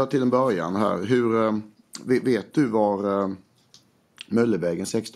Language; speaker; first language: Swedish; native; Swedish